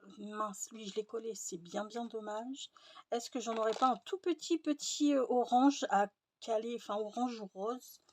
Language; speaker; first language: French; native; French